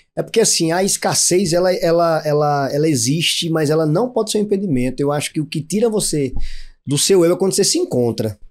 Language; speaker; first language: Portuguese; native; Portuguese